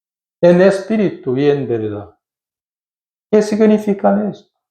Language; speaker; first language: Spanish; non-native, learner; Korean